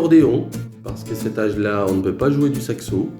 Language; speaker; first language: French; native; French